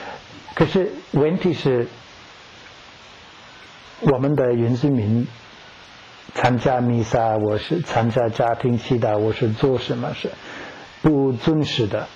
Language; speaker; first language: Chinese; non-native, learner; English